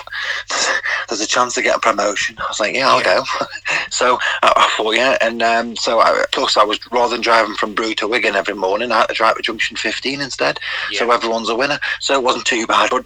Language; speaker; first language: English; native; English